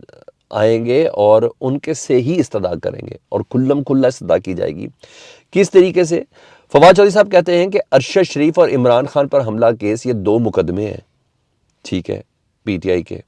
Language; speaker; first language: Urdu; native; Urdu